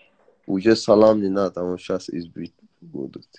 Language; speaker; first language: Russian; non-native, learner; Persian